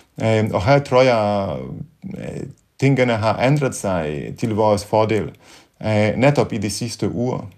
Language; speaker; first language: Danish; non-native, fluent; Polish